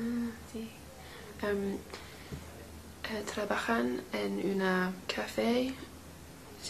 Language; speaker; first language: Spanish; non-native, learner; English